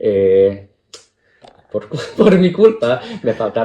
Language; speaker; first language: Spanish; non-native, learner; Cantonese